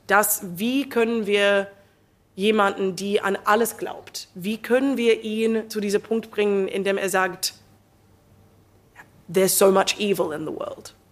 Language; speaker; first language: German; non-native, learner; English